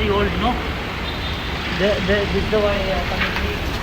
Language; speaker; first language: English; non-native, learner; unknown